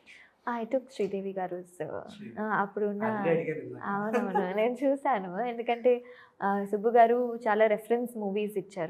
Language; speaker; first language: Telugu; non-native, fluent; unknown